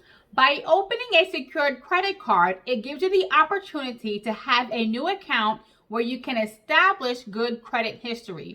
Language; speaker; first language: English; native; English